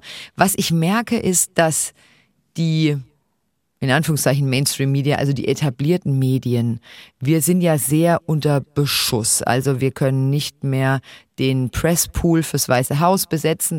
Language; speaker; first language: German; native; German